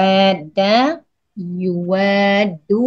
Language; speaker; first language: Arabic; non-native, learner; Malay